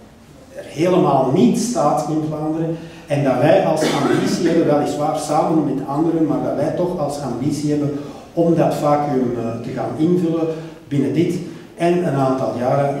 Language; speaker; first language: Dutch; native; Dutch